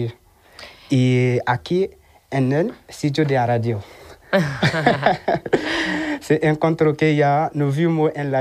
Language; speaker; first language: Spanish; non-native, learner; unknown